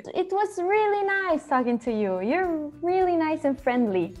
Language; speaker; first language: English; non-native, fluent; Italian